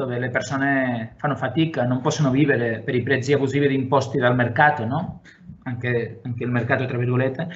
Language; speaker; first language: Italian; non-native, fluent; Catalan